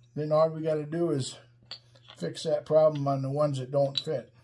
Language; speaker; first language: English; native; English